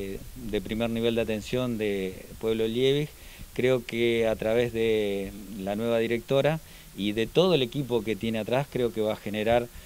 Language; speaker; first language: Spanish; native; Spanish